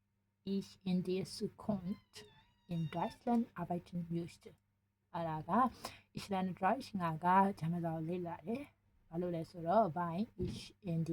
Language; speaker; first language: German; non-native, learner; Burmese